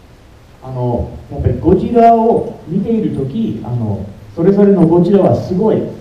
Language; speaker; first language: Japanese; non-native, fluent; English